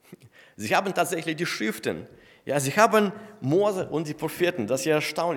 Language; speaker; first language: German; non-native, fluent; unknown